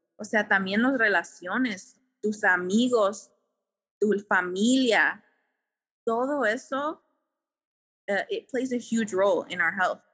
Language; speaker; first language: Spanish; early bilingual, heritage; Spanish